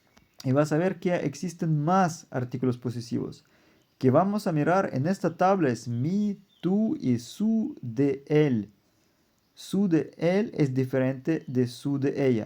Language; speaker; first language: Spanish; non-native, fluent; German